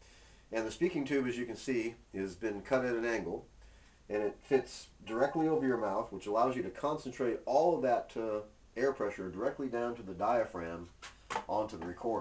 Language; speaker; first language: English; native; English